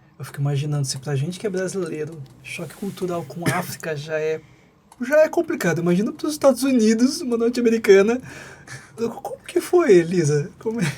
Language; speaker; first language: Portuguese; native; Portuguese